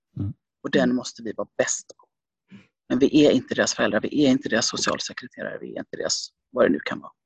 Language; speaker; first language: Swedish; early bilingual, other home language; Finnish